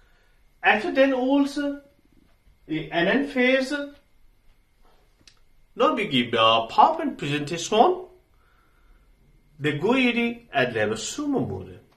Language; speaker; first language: Danish; non-native, learner; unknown